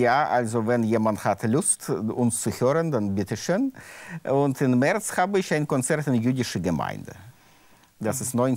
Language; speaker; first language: German; non-native, learner; Russian